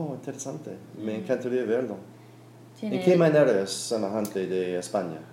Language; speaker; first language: Spanish; non-native, learner; English